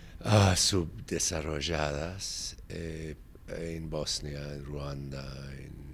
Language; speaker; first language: Spanish; non-native, fluent; English